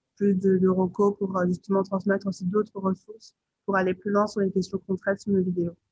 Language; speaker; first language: French; native; French